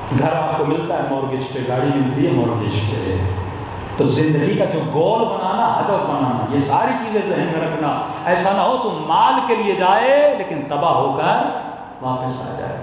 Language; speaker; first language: Urdu; early bilingual, heritage; Urdu